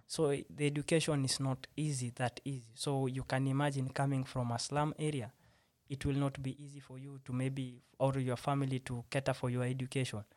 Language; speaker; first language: English; non-native, local second language; Swahili